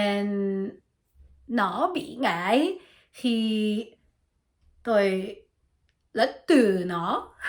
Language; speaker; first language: Vietnamese; non-native, learner; French